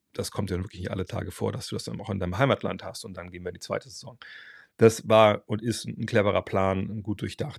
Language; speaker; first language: German; native; German